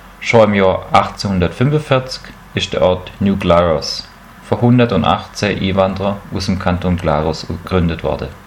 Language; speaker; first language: German; native; German